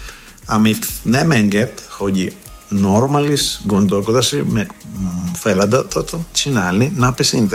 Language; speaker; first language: Hungarian; non-native, learner; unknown